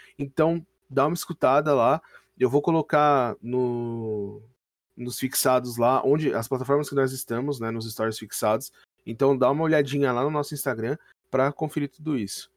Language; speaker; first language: Portuguese; native; Portuguese